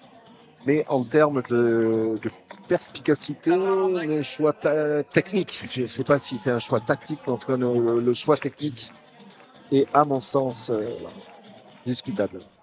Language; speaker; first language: French; native; French